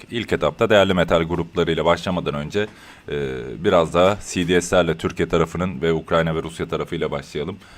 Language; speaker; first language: Turkish; native; Turkish